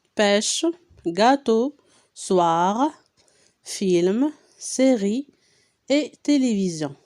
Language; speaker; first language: French; non-native, local second language; Arabic